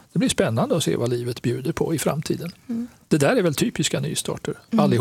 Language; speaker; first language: Swedish; native; Swedish